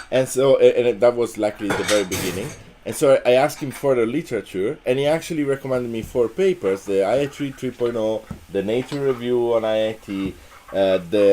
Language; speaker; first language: English; non-native, fluent; Italian